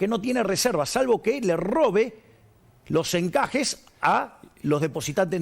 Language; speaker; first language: Spanish; native; Spanish